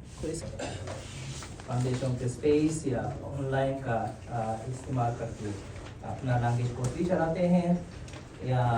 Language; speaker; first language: Hindi; non-native, fluent; Japanese